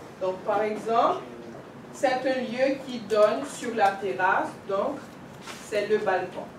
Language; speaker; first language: French; non-native, fluent; English